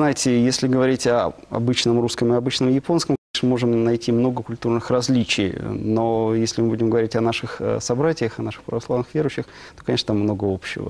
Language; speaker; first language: Russian; native; Russian